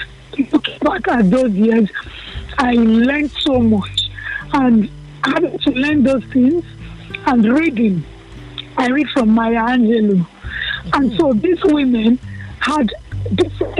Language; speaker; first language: English; non-native, local second language; Yoruba